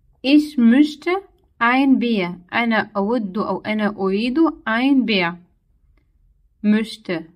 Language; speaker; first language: German; non-native, learner; Arabic